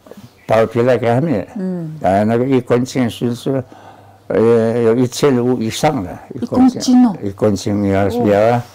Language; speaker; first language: Chinese; non-native, local second language; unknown